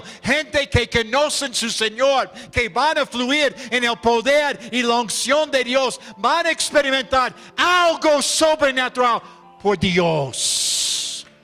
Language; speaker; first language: Spanish; non-native, fluent; English